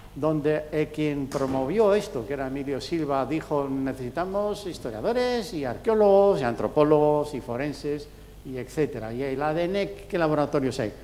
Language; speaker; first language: Spanish; native; Spanish